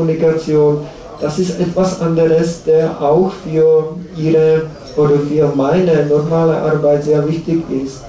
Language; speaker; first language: German; non-native, learner; Czech